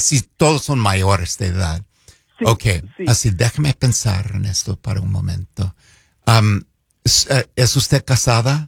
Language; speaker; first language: Spanish; non-native, fluent; English